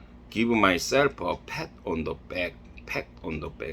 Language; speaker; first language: English; non-native, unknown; Korean